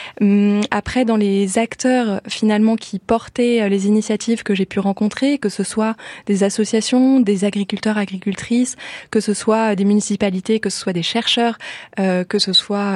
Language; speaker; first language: French; native; French